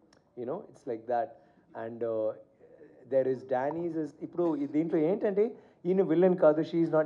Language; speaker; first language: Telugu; non-native, learner; Tamil